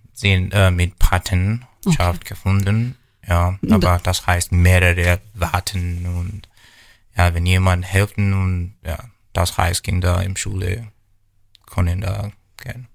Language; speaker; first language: German; non-native, learner; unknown